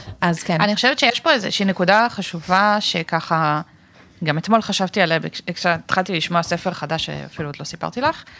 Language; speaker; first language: Hebrew; native; Hebrew